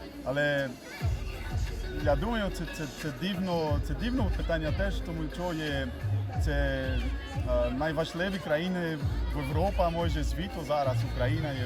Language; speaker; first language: Ukrainian; non-native, learner; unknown